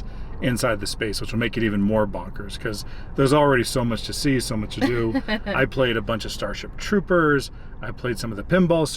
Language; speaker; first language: English; native; English